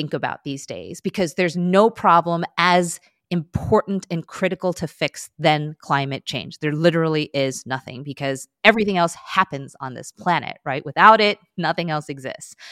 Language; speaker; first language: English; early bilingual, other home language; Korean